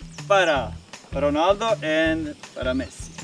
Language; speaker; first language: Spanish; non-native, learner; Serbian